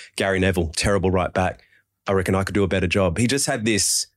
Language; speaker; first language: English; native; English